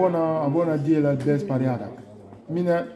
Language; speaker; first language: Russian; non-native, learner; French